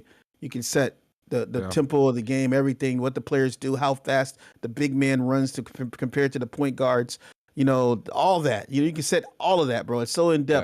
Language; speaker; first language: English; native; English